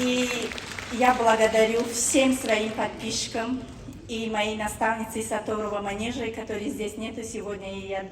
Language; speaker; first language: Russian; non-native, fluent; Tajik